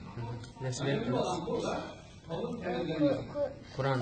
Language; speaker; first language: Dutch; non-native, learner; Uyghur